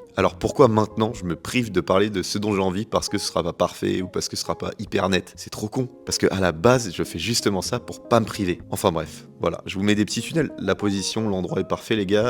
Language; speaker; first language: French; native; French